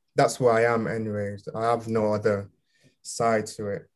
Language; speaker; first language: English; early bilingual, other home language; Yoruba